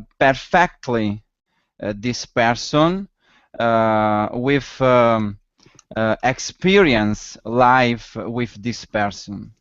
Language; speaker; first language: English; non-native, learner; Italian